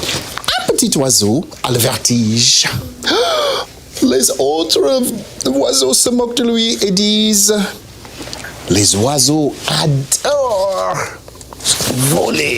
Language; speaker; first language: French; non-native, fluent; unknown